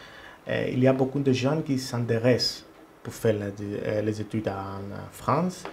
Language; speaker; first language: French; non-native, learner; Greek